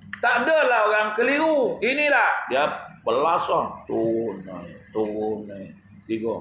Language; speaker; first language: Malay; native; Malay